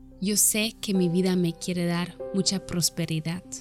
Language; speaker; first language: Spanish; non-native, fluent; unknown